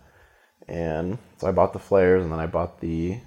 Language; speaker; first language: English; native; English